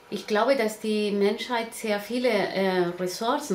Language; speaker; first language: German; non-native, learner; Spanish